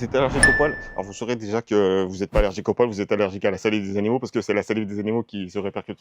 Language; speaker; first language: French; native; French